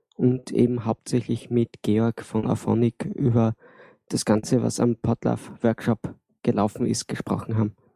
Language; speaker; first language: German; native; German